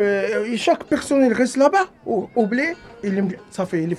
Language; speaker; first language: French; non-native, learner; Arabic